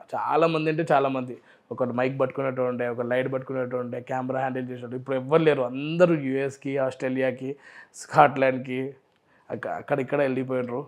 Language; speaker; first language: Telugu; non-native, local second language; Urdu